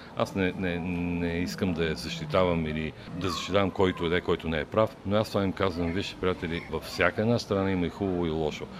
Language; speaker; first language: Bulgarian; native; Bulgarian